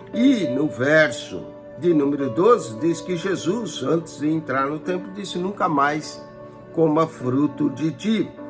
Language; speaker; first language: Portuguese; native; Portuguese